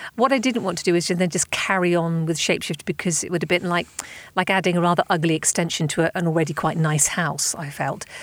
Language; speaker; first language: English; native; English